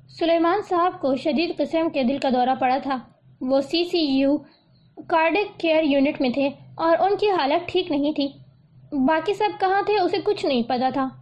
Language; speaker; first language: Urdu; native; Urdu